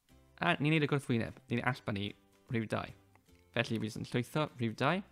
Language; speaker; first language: Welsh; native; Welsh